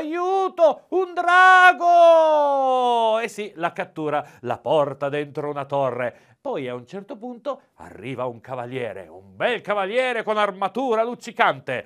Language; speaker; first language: Italian; native; Italian